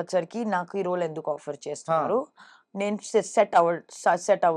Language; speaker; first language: Telugu; non-native, fluent; Hindi